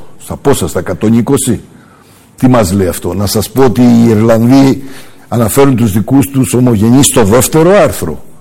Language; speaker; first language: Greek; early bilingual, heritage; Greek